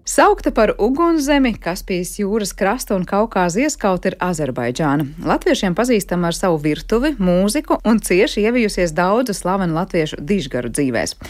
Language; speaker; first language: Latvian; native; Latvian